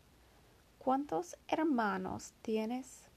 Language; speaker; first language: Spanish; non-native, learner; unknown